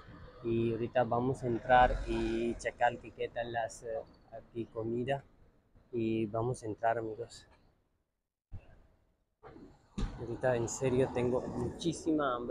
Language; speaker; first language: Spanish; non-native, learner; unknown